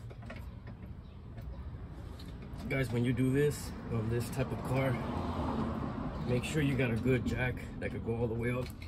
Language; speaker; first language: English; early bilingual, other home language; Spanish